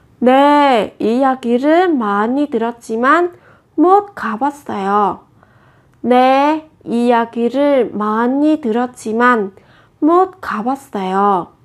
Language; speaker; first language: Korean; non-native, fluent; Vietnamese